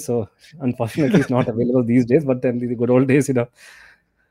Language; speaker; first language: English; non-native, local second language; Hindi